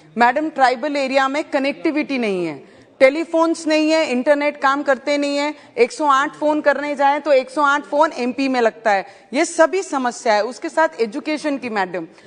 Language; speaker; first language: Hindi; non-native, local second language; Punjabi